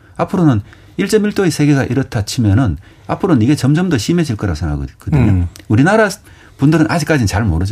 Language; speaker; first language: Korean; native; Korean